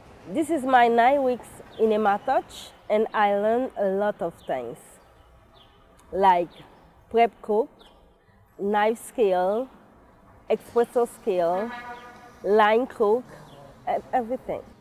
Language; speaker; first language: English; non-native, learner; Haitian Creole